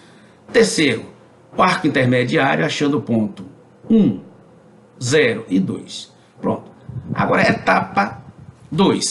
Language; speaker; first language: Portuguese; native; Portuguese